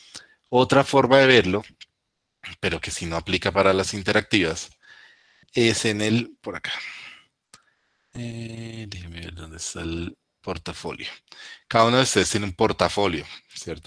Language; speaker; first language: Spanish; native; Spanish